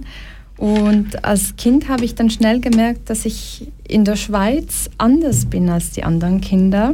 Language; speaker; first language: German; early bilingual, other home language; Portuguese